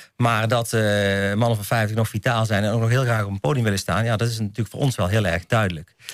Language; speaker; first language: Dutch; native; Dutch